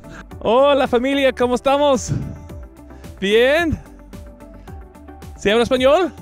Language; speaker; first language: Spanish; non-native, fluent; English